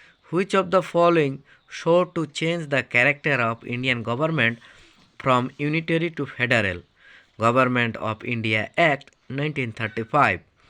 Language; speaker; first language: English; non-native, local second language; Bangla